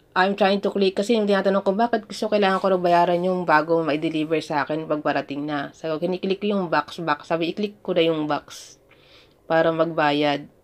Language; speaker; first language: Filipino; native; Filipino